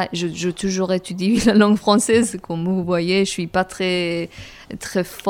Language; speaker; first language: French; non-native, fluent; Persian